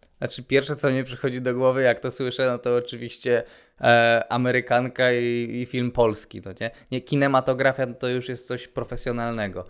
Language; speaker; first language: Polish; native; Polish